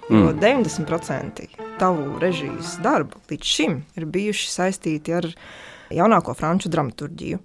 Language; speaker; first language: Latvian; native; Latvian